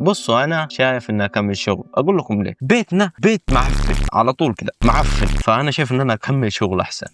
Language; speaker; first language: Arabic; native; Arabic